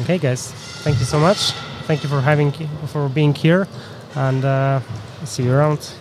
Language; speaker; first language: English; non-native, fluent; Polish